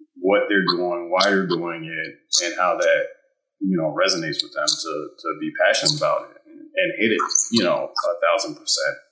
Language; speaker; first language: English; early bilingual, other home language; German